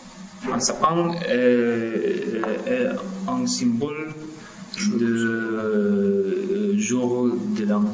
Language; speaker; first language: French; non-native, learner; Russian